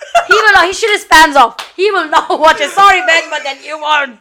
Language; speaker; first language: English; non-native, local second language; Malayalam